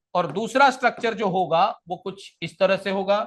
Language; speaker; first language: Hindi; non-native, local second language; Marathi